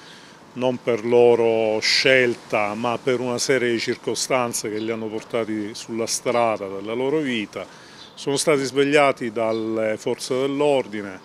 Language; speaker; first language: Italian; native; Italian